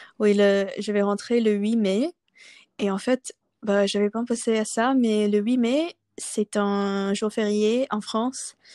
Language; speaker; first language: French; non-native, local second language; English